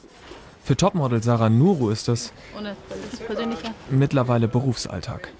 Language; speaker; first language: German; native; German